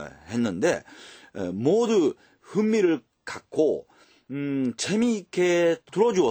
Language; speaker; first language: Korean; non-native, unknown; Japanese